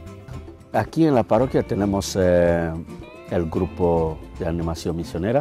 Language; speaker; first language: Spanish; non-native, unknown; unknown